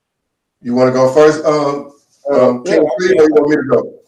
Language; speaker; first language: English; native; English